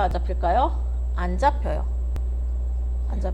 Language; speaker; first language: Korean; native; Korean